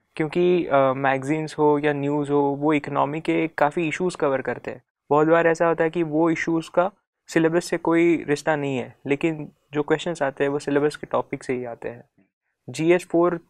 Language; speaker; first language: Hindi; non-native, local second language; Marathi